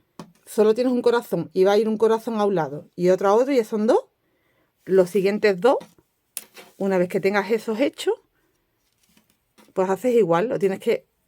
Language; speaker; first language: Spanish; native; Spanish